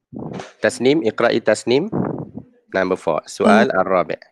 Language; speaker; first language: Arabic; non-native, fluent; Malay